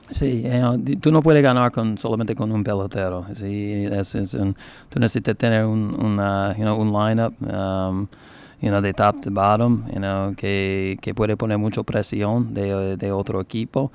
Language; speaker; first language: Spanish; non-native, learner; English